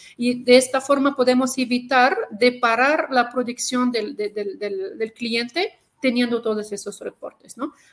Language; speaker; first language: Spanish; non-native, fluent; Arabic